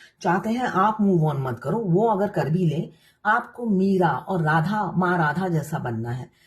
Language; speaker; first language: Hindi; non-native, local second language; Bangla